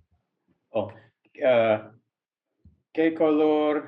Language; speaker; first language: Spanish; non-native, learner; English